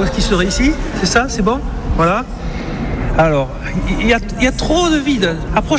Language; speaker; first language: French; non-native, local second language; Occitan